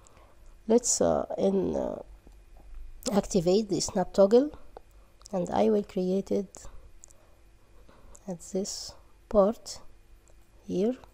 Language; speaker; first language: English; non-native, fluent; Arabic